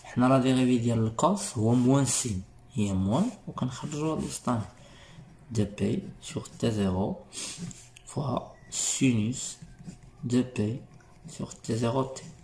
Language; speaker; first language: French; non-native, local second language; Arabic